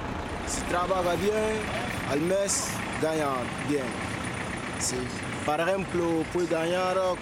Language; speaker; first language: Spanish; non-native, learner; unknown